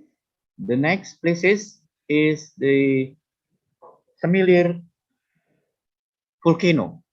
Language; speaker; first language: English; non-native, fluent; Indonesian